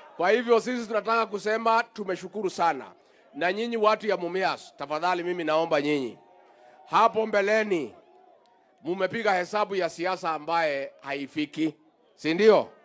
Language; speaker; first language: Swahili; non-native, local second language; Kikuyu